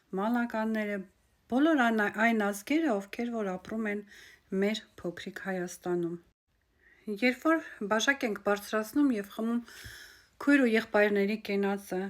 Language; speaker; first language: Armenian; native; Armenian